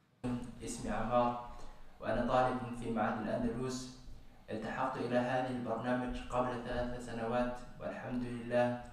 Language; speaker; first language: Arabic; non-native, fluent; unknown